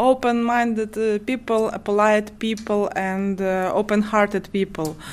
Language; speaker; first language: English; non-native, learner; Ukrainian